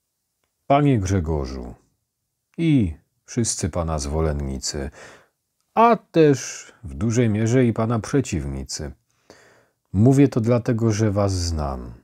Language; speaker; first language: Polish; native; Polish